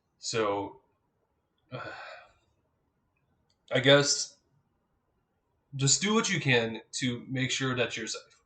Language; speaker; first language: English; native; English